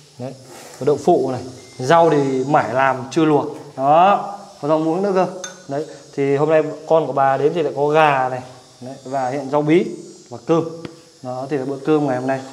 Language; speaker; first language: Vietnamese; native; Vietnamese